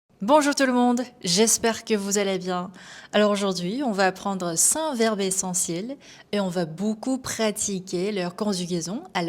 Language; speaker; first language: French; non-native, fluent; Korean